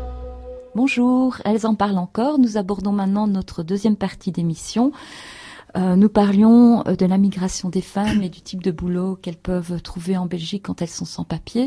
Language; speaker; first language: French; native; French